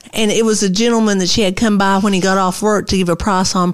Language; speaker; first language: English; native; English